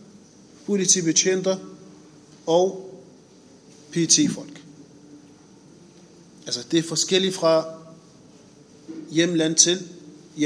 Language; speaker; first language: Danish; non-native, fluent; Arabic